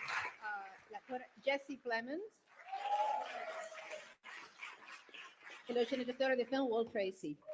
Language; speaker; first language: Italian; native; Italian